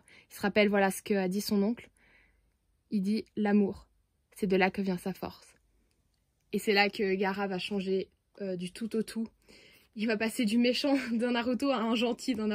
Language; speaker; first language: French; native; French